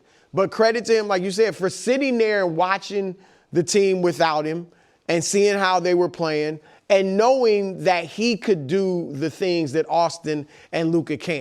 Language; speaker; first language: English; native; English